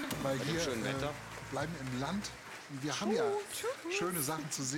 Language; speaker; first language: German; native; German